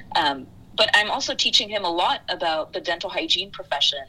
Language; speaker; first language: English; early bilingual, other home language; French